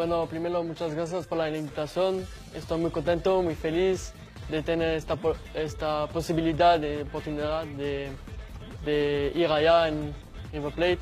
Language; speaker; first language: Spanish; non-native, learner; French